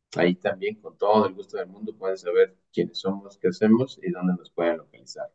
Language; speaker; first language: Spanish; native; Spanish